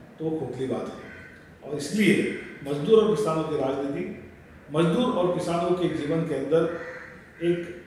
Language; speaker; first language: Hindi; non-native, local second language; Marathi